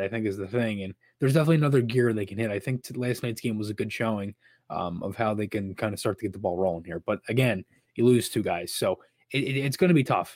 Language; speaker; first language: English; native; English